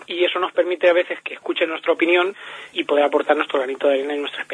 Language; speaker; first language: Spanish; native; Spanish